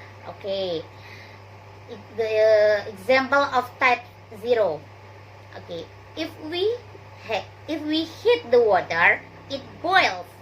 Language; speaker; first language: English; non-native, learner; Indonesian